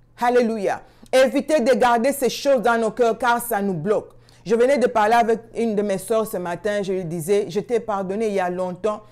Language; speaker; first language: French; non-native, local second language; Swahili